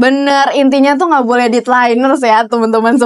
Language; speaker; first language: Indonesian; native; Indonesian